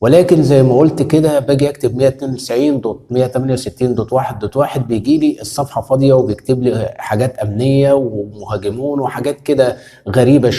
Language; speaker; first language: Arabic; native; Arabic